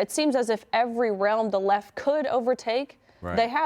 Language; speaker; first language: English; native; English